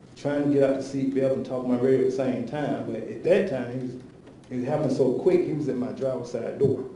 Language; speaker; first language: English; native; English